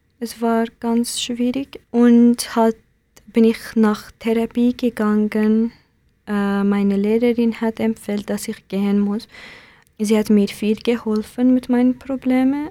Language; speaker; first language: German; non-native, learner; Kurdish